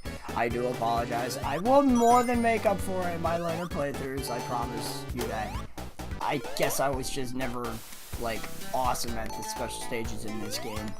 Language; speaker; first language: English; native; English